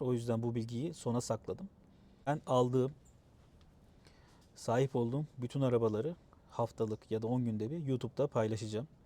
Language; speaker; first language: Turkish; native; Turkish